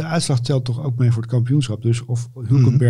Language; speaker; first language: Dutch; native; Dutch